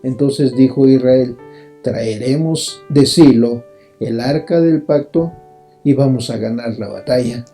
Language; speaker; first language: Spanish; native; Spanish